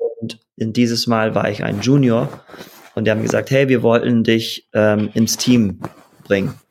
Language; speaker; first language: German; early bilingual, heritage; German